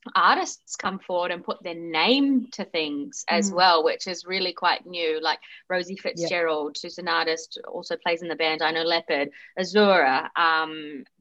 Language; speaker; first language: English; native; English